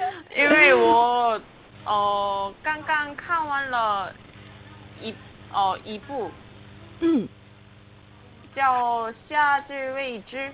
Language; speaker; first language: Chinese; non-native, learner; Korean